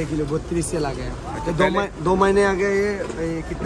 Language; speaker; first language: Hindi; non-native, learner; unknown